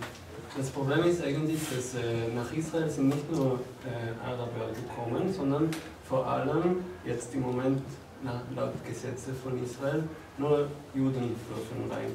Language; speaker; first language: German; non-native, fluent; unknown